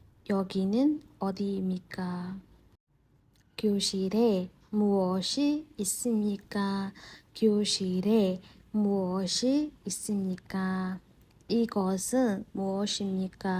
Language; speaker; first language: Korean; non-native, fluent; Burmese